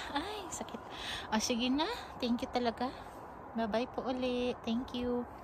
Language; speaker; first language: Filipino; non-native, local second language; Cebuano